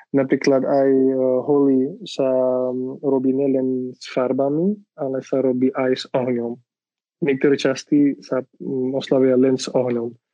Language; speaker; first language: Slovak; non-native, fluent; Marathi